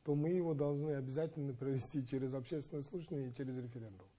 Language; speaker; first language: Russian; non-native, local second language; Kazakh